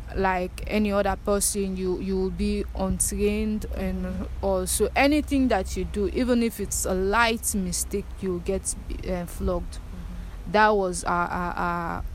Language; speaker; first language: English; non-native, local second language; Krio